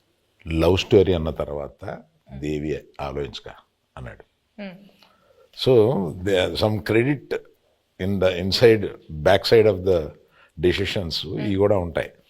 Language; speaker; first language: Telugu; native; Telugu